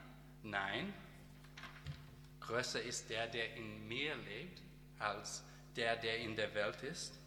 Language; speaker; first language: German; non-native, learner; English